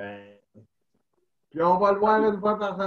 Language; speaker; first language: French; native; French